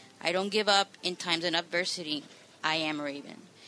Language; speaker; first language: English; non-native, local second language; Spanish